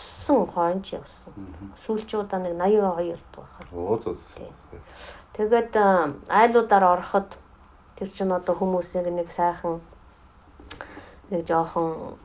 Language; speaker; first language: Mongolian; non-native, fluent; Russian